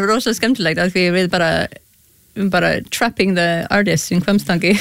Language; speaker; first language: Icelandic; non-native, learner; English